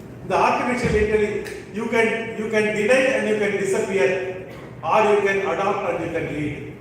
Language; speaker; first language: English; non-native, local second language; Tamil